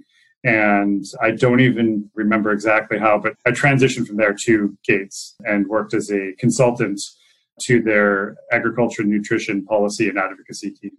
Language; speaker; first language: English; native; English